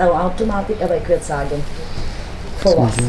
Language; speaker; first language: German; non-native, fluent; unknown